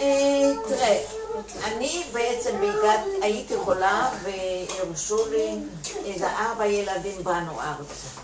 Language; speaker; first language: Hebrew; non-native, fluent; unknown